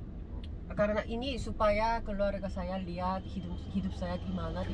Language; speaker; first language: Indonesian; non-native, learner; Korean